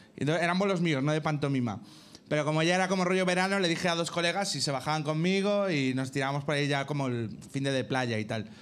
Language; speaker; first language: Spanish; native; Spanish